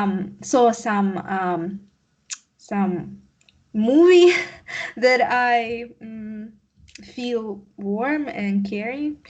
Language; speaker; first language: English; non-native, learner; Russian